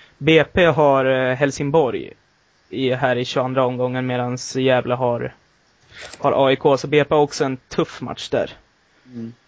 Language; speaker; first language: Swedish; native; Swedish